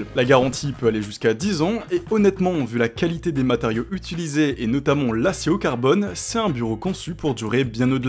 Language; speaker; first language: French; native; French